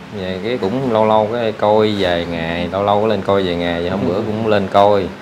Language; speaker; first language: Vietnamese; native; Vietnamese